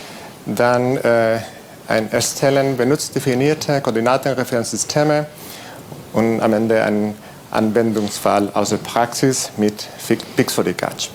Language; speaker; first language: German; non-native, fluent; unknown